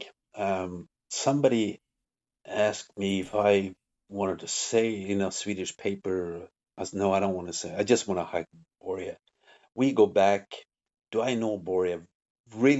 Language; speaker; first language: English; non-native, fluent; Swedish